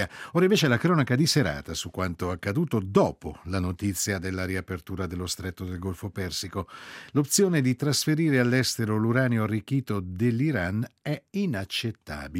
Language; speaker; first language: Italian; native; Italian